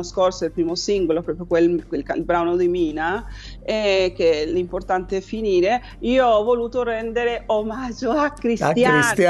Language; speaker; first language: Italian; non-native, fluent; Spanish